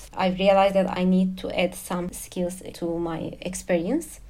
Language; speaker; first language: English; non-native, fluent; Turkish